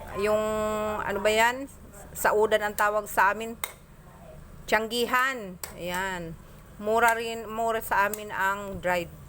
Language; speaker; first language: Filipino; non-native, local second language; Masbatenyo